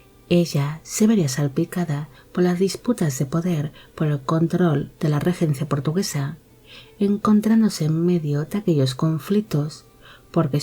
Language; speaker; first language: Spanish; native; Spanish